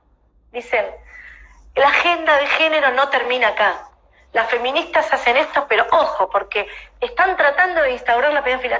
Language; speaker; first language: Spanish; native; Spanish